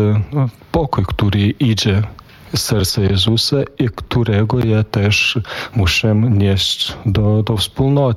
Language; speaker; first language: Polish; non-native, fluent; Lithuanian